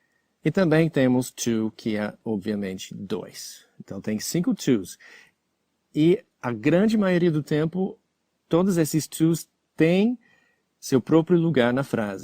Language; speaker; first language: Portuguese; non-native, fluent; English